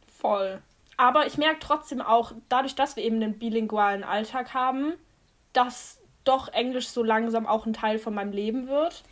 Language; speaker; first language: German; native; German